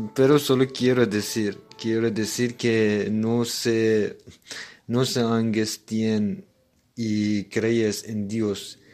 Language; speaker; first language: Spanish; non-native, learner; Persian